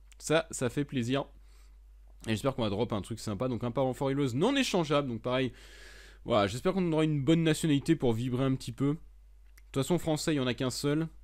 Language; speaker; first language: French; native; French